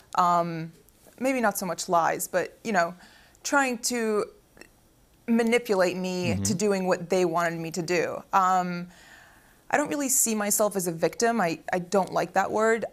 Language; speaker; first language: English; early bilingual, other home language; Arabic